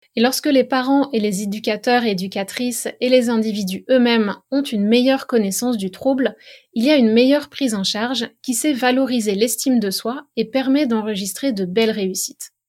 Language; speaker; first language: French; native; French